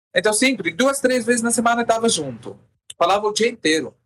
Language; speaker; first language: Portuguese; non-native, fluent; Arabic